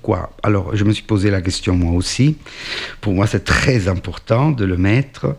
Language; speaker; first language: French; non-native, fluent; Italian